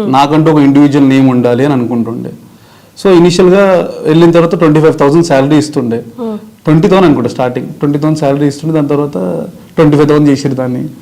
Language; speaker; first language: Telugu; native; Telugu